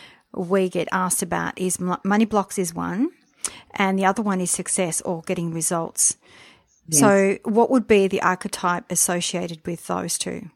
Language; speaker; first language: English; native; English